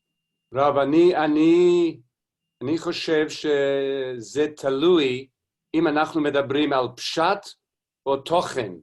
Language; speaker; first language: Hebrew; non-native, learner; English